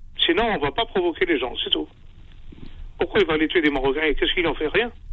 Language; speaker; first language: French; non-native, local second language; Kabyle